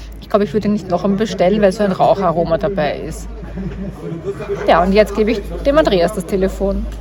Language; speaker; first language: German; native; German